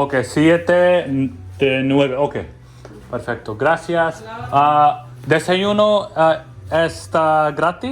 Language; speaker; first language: Spanish; non-native, learner; Hindi